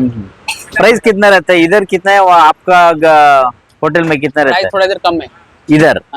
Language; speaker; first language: Hindi; non-native, local second language; Kannada